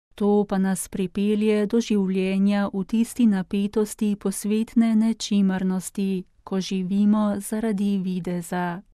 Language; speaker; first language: Slovenian; native; Slovenian